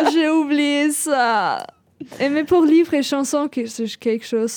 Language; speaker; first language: French; non-native, fluent; German